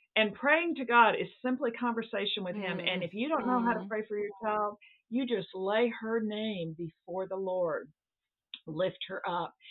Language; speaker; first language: English; native; English